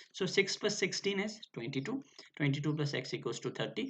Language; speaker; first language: English; non-native, local second language; Nepali